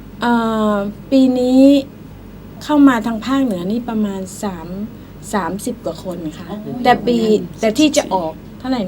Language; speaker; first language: Thai; native; Thai